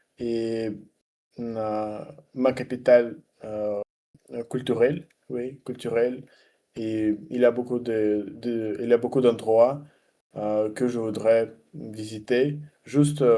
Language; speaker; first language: French; non-native, learner; Russian